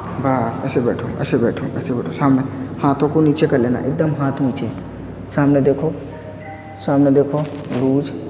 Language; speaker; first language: Hindi; native; Hindi